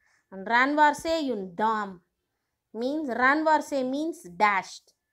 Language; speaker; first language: English; non-native, local second language; Tamil